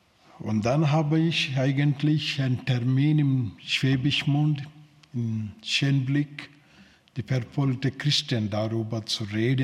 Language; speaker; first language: German; non-native, learner; Telugu